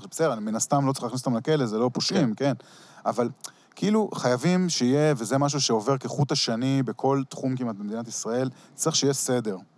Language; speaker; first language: Hebrew; early bilingual, heritage; Hebrew